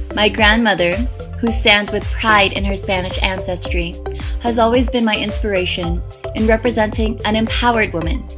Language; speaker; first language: English; early bilingual, other home language; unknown